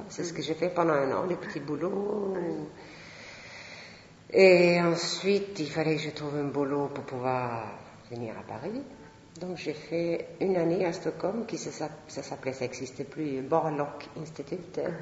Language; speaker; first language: French; non-native, fluent; Swedish